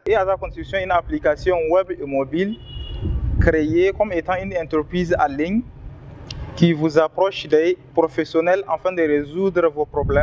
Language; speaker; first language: French; non-native, local second language; Hausa